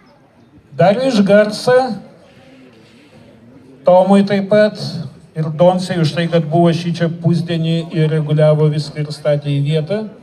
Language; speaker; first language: Lithuanian; native; Lithuanian